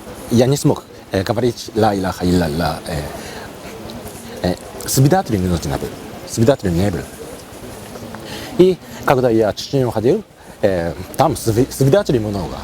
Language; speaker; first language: Russian; non-native, learner; Japanese